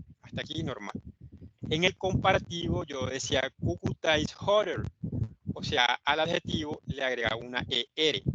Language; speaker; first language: Spanish; native; Spanish